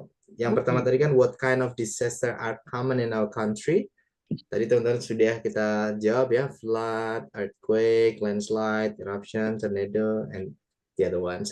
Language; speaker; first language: English; non-native, fluent; Indonesian